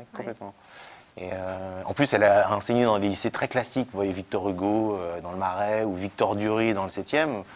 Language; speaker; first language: French; native; French